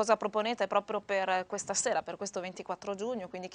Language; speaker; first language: Italian; native; Italian